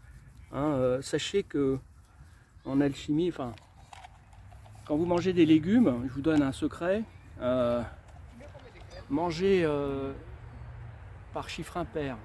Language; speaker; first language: French; native; French